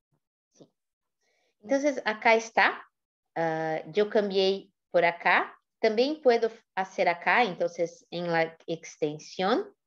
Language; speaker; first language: Spanish; non-native, fluent; Portuguese